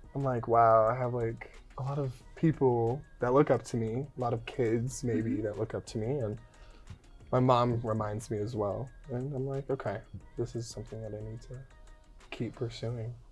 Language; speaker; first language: English; native; English